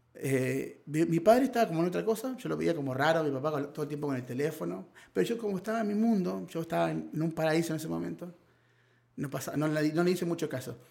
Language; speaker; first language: Spanish; native; Spanish